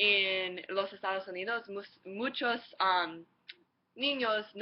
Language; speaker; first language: Spanish; non-native, learner; English